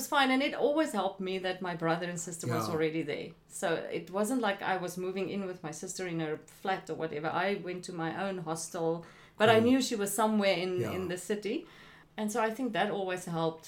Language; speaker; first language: English; non-native, local second language; Afrikaans